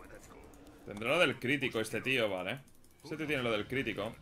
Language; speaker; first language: Spanish; native; Spanish